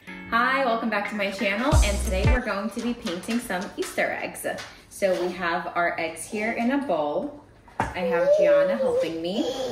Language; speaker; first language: English; early bilingual, other home language; Russian